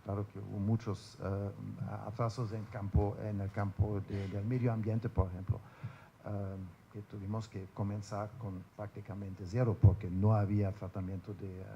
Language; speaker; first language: Spanish; non-native, fluent; German